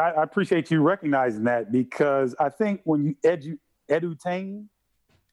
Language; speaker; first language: English; native; English